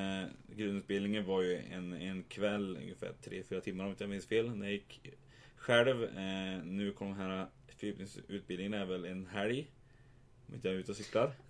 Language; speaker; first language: Swedish; native; Swedish